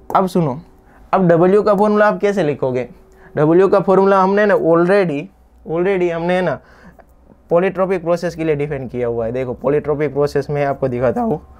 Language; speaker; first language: Hindi; non-native, local second language; Gujarati